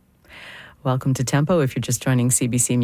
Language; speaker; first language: English; native; English